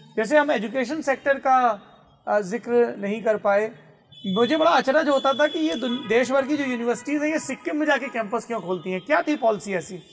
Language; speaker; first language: Hindi; native; Hindi